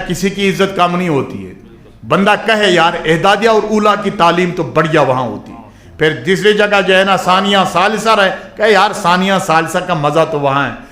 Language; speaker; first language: Urdu; non-native, local second language; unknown